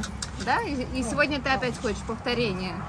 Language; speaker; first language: Russian; native; Russian